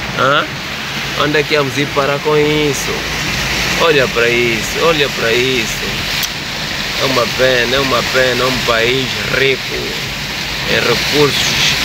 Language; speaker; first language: Portuguese; native; Portuguese